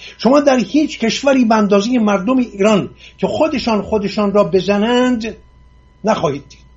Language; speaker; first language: Persian; non-native, local second language; Assyrian Neo-Aramaic